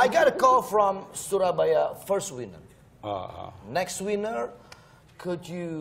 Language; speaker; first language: English; non-native, learner; Indonesian